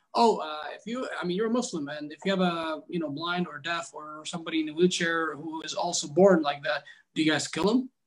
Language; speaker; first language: English; non-native, fluent; Arabic